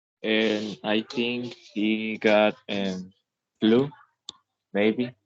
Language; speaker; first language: English; non-native, learner; Spanish